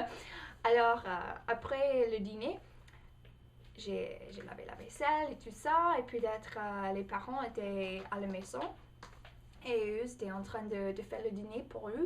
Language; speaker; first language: French; non-native, fluent; English